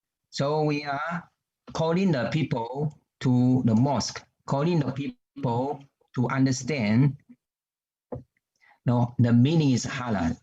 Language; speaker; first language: English; non-native, learner; Chinese